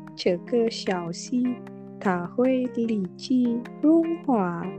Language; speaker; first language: Chinese; non-native, learner; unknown